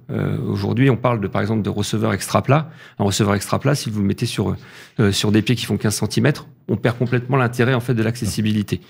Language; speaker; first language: French; native; French